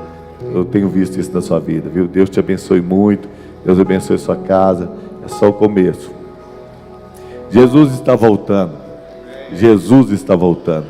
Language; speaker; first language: Portuguese; native; Portuguese